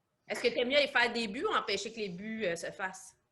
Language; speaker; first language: French; native; French